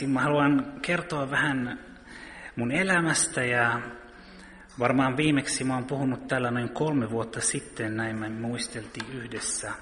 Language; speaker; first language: Finnish; early bilingual, heritage; Finnish